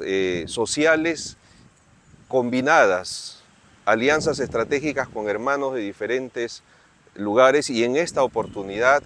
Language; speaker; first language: Spanish; native; Spanish